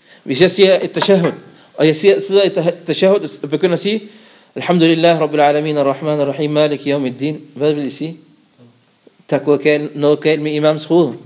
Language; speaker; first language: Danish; non-native, fluent; Arabic